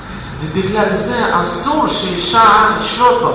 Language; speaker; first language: Hebrew; non-native, fluent; Russian